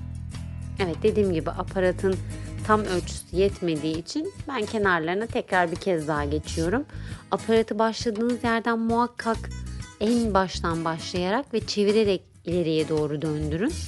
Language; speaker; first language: Turkish; native; Turkish